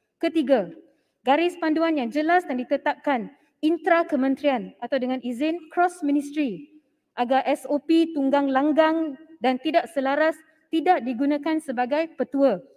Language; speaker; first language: Malay; non-native, local second language; Tamil